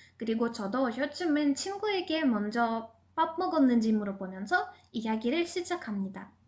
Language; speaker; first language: Korean; non-native, fluent; Russian